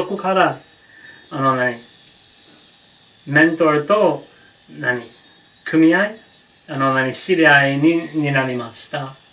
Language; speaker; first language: Japanese; non-native, learner; English